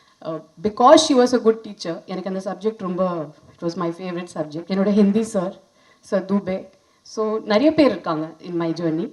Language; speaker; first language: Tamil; non-native, fluent; Hindi